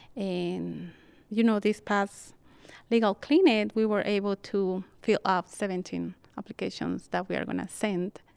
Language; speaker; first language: English; non-native, fluent; Spanish